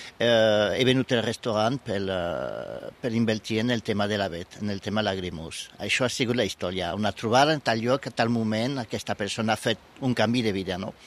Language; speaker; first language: Catalan; non-native, fluent; French